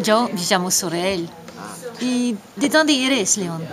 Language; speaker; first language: Spanish; non-native, fluent; English